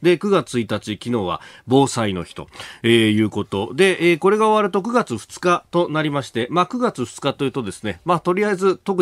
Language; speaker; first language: Japanese; native; Japanese